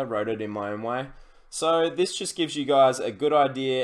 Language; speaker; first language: English; native; English